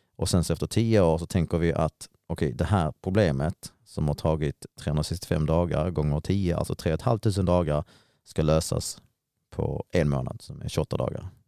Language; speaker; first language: Swedish; native; Swedish